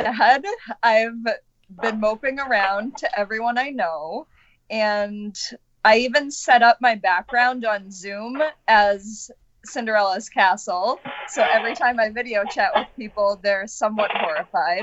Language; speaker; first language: English; native; English